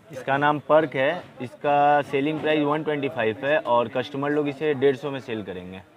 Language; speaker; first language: Hindi; native; Hindi